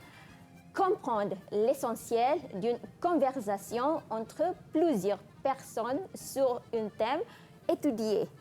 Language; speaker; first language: French; non-native, fluent; Malay